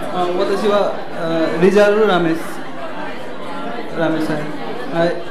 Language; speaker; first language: Japanese; non-native, learner; Nepali